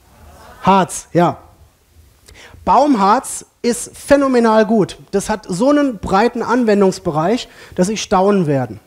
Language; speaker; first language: German; native; German